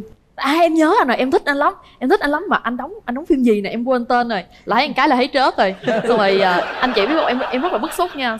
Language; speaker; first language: Vietnamese; native; Vietnamese